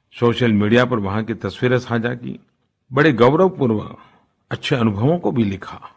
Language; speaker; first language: Hindi; non-native, local second language; Gujarati